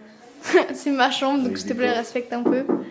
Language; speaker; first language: French; native; French